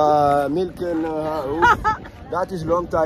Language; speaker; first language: English; non-native, learner; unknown